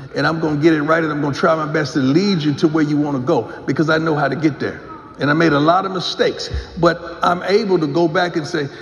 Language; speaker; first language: English; native; English